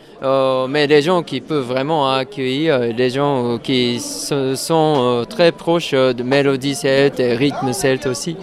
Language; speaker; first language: French; non-native, fluent; Japanese